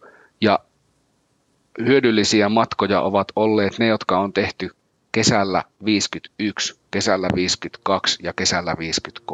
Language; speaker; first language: Finnish; native; Finnish